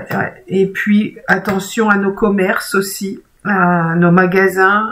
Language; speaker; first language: French; native; French